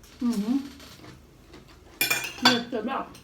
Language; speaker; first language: Swedish; non-native, learner; Thai